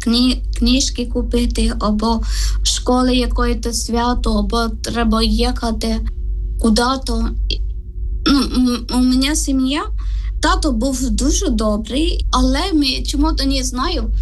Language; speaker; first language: Ukrainian; non-native, learner; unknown